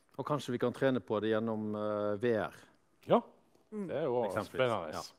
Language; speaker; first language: Norwegian; native; Norwegian